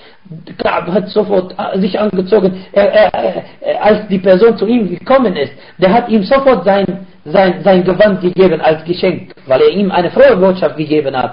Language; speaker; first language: German; non-native, fluent; Arabic